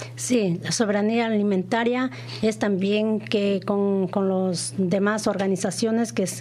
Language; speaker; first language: Spanish; native; Spanish